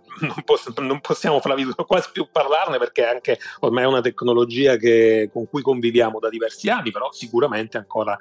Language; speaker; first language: Italian; native; Italian